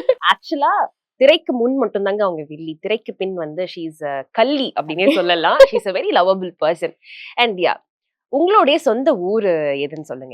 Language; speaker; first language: Tamil; native; Tamil